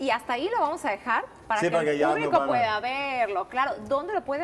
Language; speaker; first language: Spanish; native; Spanish